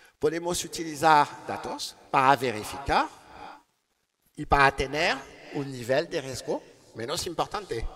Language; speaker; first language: Spanish; non-native, learner; French